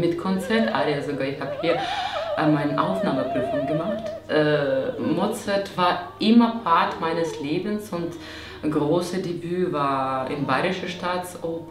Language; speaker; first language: German; non-native, fluent; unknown